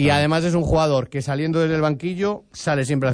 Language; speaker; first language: Spanish; native; Spanish